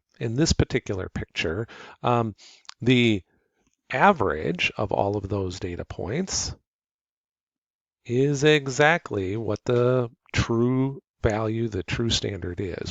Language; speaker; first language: English; native; English